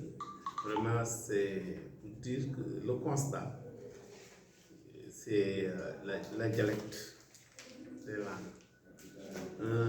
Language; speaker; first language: French; non-native, local second language; Fula